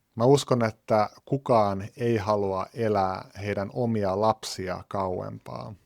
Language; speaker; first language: Finnish; native; Finnish